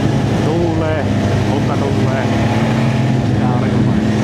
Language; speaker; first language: Finnish; native; Finnish